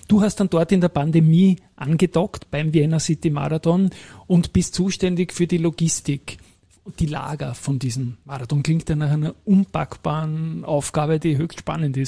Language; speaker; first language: German; native; German